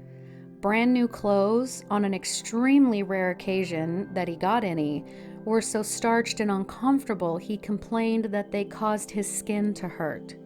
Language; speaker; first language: English; native; English